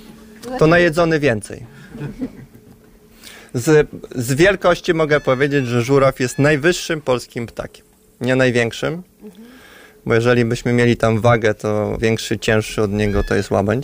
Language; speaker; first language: Polish; native; Polish